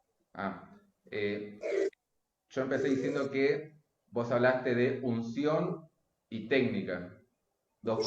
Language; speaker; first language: Spanish; native; Spanish